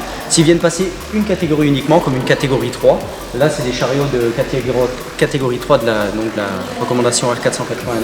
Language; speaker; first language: French; native; French